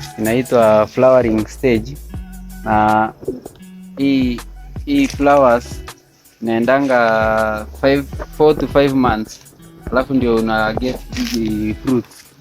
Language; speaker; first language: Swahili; non-native, local second language; Kikuyu